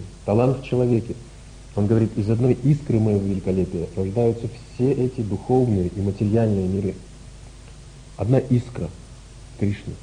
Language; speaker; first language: Russian; native; Russian